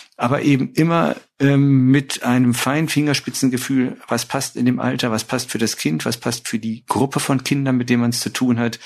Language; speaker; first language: German; native; German